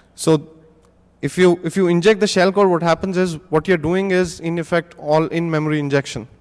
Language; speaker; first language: English; non-native, local second language; Hindi